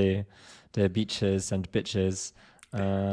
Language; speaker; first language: Spanish; non-native, fluent; English